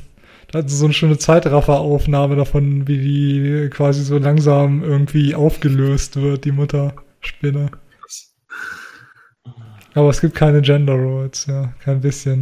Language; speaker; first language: German; native; German